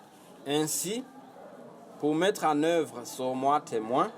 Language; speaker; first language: French; non-native, local second language; Rundi